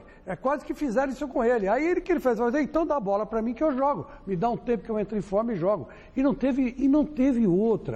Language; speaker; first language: Portuguese; native; Portuguese